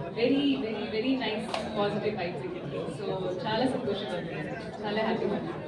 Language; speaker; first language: Telugu; non-native, learner; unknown